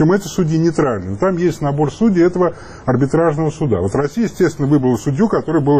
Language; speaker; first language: Russian; native; Russian